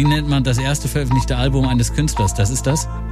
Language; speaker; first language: German; native; German